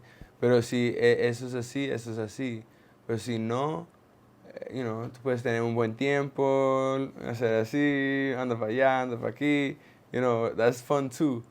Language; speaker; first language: Spanish; non-native, learner; English